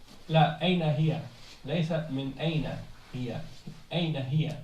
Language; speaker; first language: Arabic; non-native, fluent; French